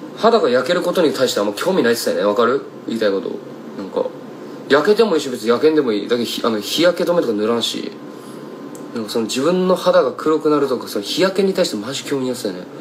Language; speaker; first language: Japanese; native; Japanese